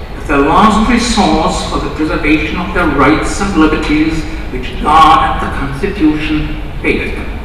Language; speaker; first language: English; non-native, fluent; German